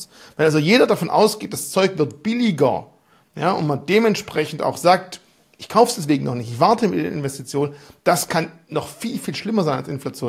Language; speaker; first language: German; native; German